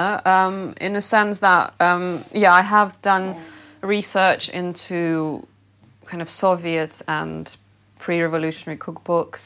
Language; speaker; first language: English; non-native, fluent; Russian